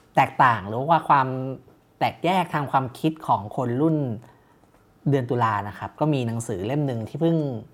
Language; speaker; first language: Thai; native; Thai